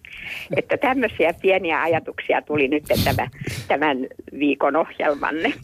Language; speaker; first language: Finnish; native; Finnish